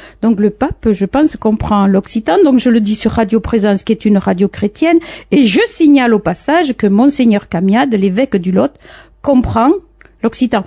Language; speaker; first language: French; native; French